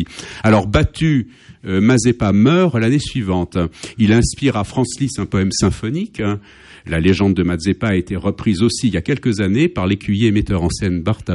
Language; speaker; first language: French; native; French